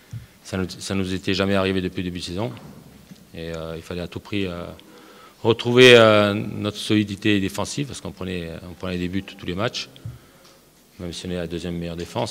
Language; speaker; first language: French; native; French